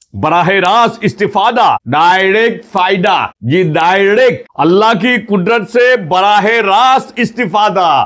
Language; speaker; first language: Hindi; non-native, local second language; Gujarati